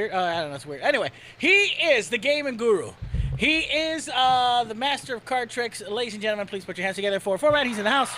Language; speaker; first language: English; native; English